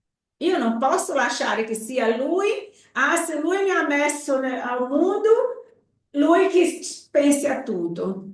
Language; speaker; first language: Italian; non-native, fluent; Portuguese